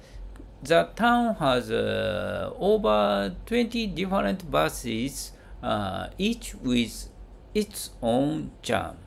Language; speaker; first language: English; non-native, learner; Japanese